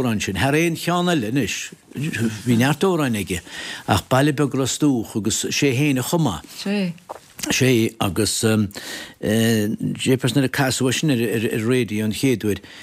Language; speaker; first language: Irish; native; Irish